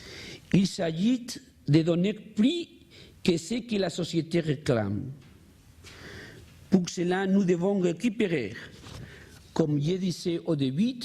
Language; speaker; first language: French; non-native, learner; Spanish